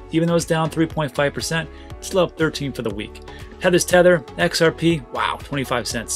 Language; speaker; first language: English; native; English